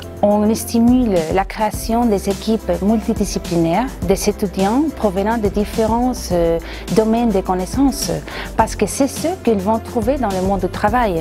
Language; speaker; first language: French; non-native, fluent; Spanish